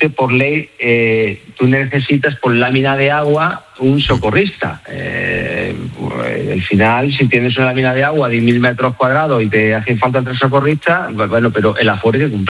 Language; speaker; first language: Spanish; native; Spanish